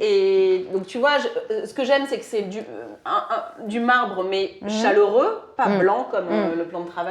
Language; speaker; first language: French; native; French